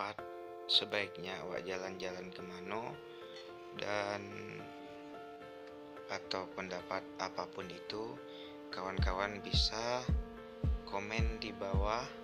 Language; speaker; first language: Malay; non-native, local second language; Minangkabau